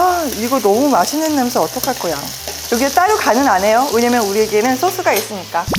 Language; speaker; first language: Korean; native; Korean